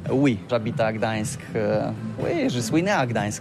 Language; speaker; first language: French; non-native, learner; Polish